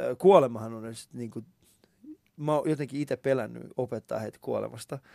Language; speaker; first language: Finnish; early bilingual, other home language; Persian